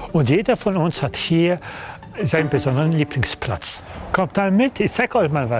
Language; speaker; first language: German; early bilingual, other home language; Polish